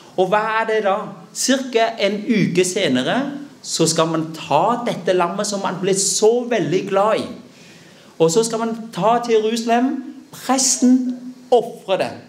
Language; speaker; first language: Norwegian; early bilingual, other home language; Vietnamese